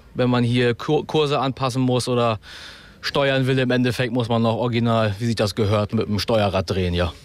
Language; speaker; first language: German; native; German